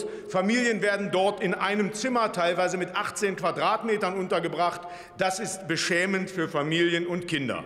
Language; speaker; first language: German; native; German